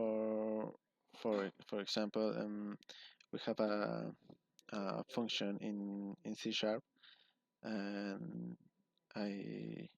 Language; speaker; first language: English; non-native, learner; Spanish